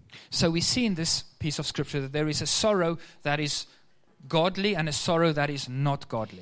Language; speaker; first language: English; native; English